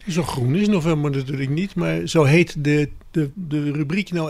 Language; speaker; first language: Dutch; native; Dutch